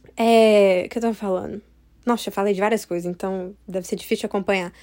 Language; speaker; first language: Portuguese; early bilingual, heritage; English